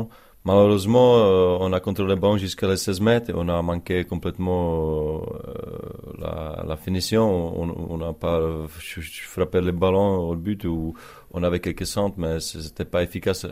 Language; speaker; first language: French; non-native, learner; Czech